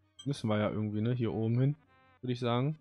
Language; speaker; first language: German; native; German